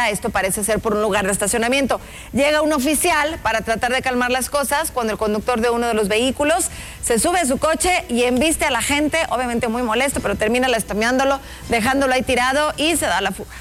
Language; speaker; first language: Spanish; native; Spanish